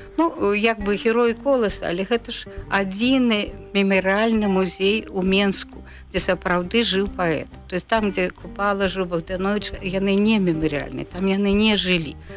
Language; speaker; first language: Belarusian; native; Belarusian